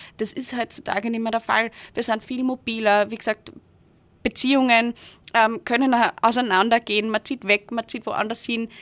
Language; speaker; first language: German; native; German